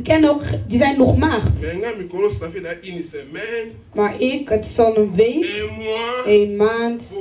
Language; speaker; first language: Dutch; non-native, learner; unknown